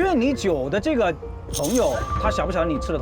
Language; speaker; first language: Chinese; native; Chinese